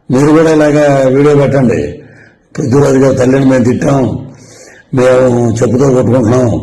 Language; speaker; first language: Telugu; native; Telugu